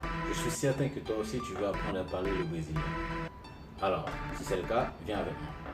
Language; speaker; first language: French; non-native, local second language; Haitian Creole